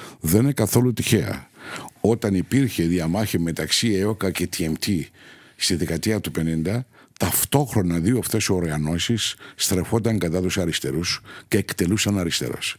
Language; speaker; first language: Greek; non-native, local second language; Turkish